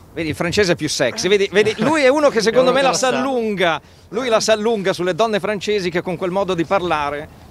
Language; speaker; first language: Italian; native; Italian